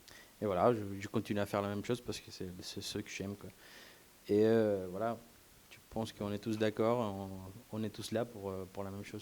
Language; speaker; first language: French; non-native, fluent; Spanish